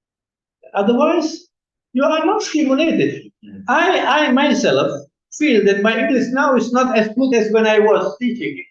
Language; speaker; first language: English; non-native, fluent; Indonesian